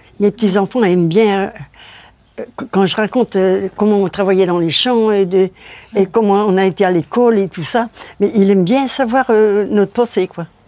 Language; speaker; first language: French; native; French